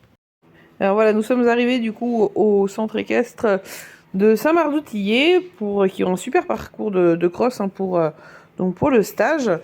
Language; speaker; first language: French; native; French